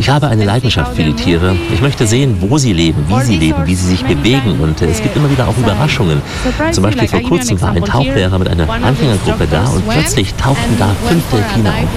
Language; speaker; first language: German; native; German